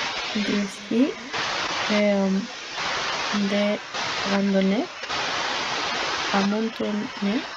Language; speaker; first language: French; non-native, learner; Spanish